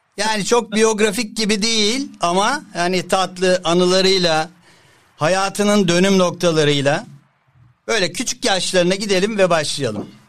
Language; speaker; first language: Turkish; native; Turkish